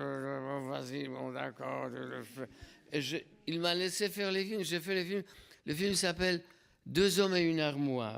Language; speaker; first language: French; non-native, fluent; Polish